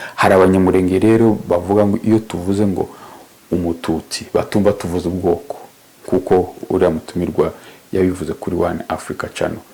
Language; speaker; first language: Kinyarwanda; native; Kinyarwanda